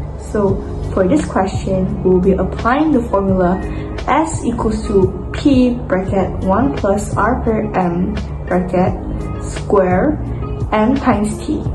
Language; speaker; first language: English; non-native, local second language; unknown